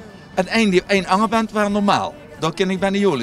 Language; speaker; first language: Dutch; native; Dutch